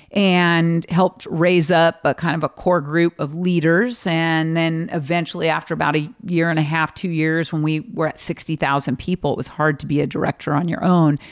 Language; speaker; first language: English; native; English